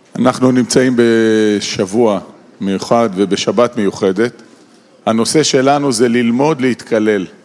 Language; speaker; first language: Hebrew; early bilingual, other home language; Russian